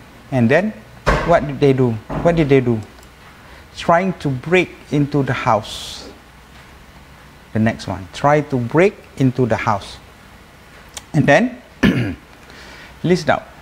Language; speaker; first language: English; non-native, local second language; Malay